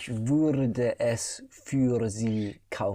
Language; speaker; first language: German; non-native, learner; English